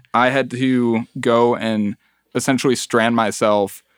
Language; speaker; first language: English; early bilingual, other home language; Spanish